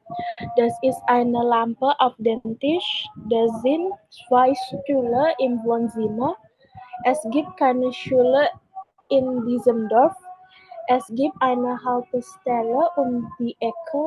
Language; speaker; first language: German; non-native, learner; Indonesian